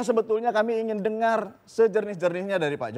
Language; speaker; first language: Indonesian; native; Indonesian